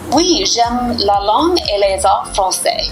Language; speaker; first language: French; non-native, learner; English